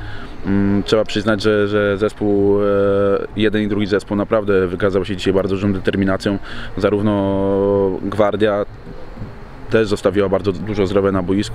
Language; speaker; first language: Polish; native; Polish